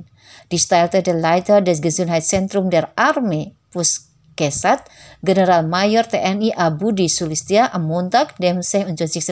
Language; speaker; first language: German; non-native, fluent; Indonesian